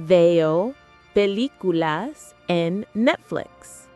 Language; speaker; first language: Spanish; non-native, fluent; English